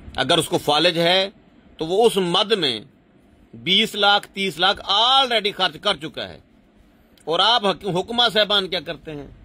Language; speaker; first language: Urdu; non-native, local second language; Punjabi